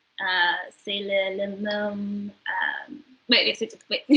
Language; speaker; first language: French; non-native, learner; English